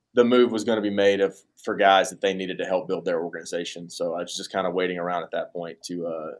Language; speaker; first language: English; native; English